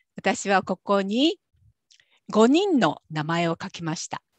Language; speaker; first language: Japanese; native; Japanese